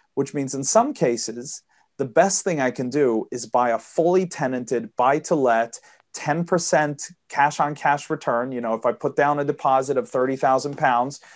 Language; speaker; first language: English; early bilingual, heritage; Swedish